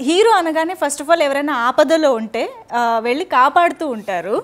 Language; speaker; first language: Telugu; native; Telugu